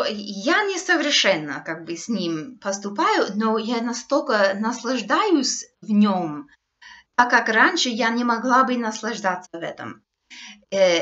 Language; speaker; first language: Russian; non-native, fluent; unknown